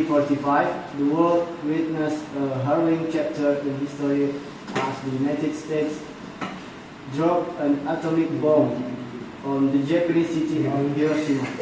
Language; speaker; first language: English; non-native, learner; Indonesian